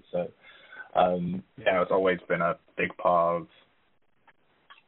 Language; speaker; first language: English; native; English